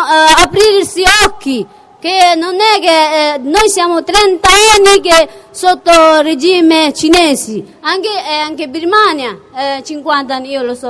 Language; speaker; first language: Italian; non-native, fluent; Tibetan